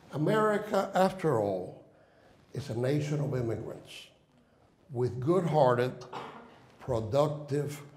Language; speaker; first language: English; non-native, fluent; Spanish